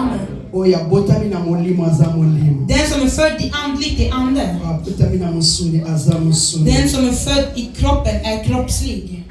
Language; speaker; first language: Swedish; non-native, learner; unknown